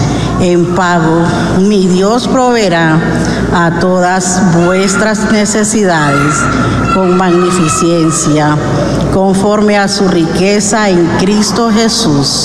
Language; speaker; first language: Spanish; native; Spanish